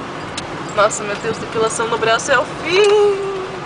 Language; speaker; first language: Portuguese; native; Portuguese